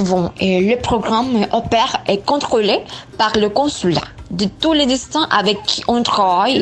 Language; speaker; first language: French; non-native, learner; Spanish